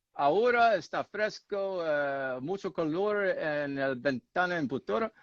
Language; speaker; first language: Spanish; non-native, learner; English